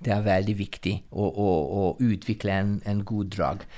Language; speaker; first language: Norwegian; non-native, fluent; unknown